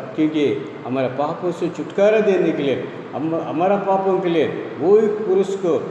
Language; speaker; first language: Hindi; non-native, local second language; Tamil